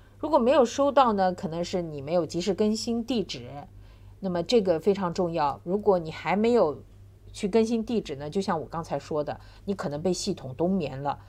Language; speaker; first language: Chinese; native; Chinese